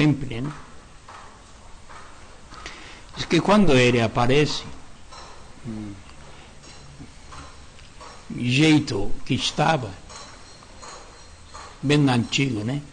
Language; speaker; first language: Portuguese; non-native, learner; Japanese